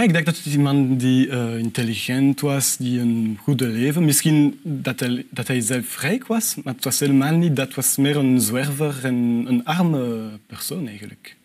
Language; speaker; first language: Dutch; non-native, local second language; French